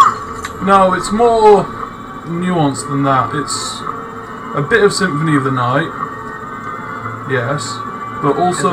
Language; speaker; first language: English; native; English